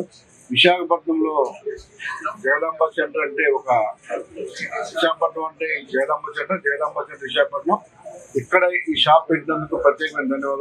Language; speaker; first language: Telugu; native; Telugu